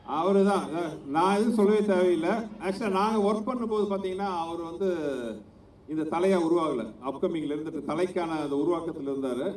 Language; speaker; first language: Tamil; native; Tamil